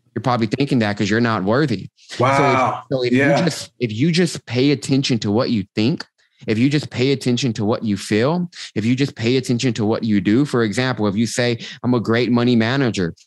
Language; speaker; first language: English; native; English